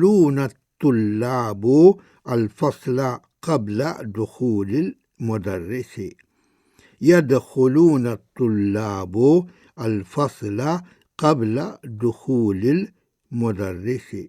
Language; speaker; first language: Arabic; non-native, fluent; Urdu